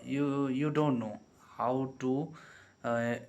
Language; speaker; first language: English; non-native, learner; Hindi